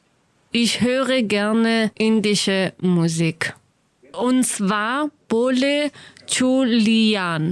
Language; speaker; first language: German; non-native, learner; Kurdish